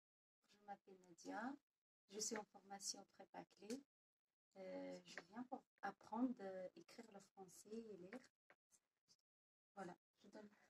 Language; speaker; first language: French; non-native, learner; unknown